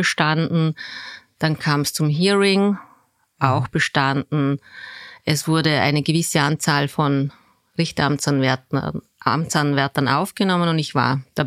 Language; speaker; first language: German; early bilingual, other home language; Turkish